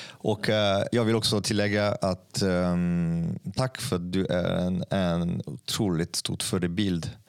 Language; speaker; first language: Swedish; non-native, fluent; French